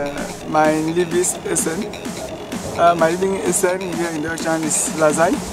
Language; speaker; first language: German; non-native, learner; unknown